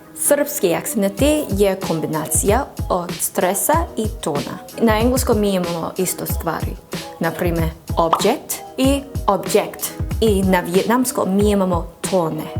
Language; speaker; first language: Croatian; non-native, learner; English